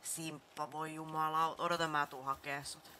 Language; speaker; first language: Finnish; native; Finnish